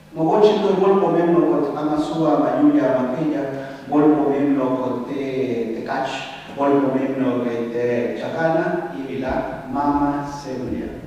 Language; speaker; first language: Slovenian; non-native, fluent; Spanish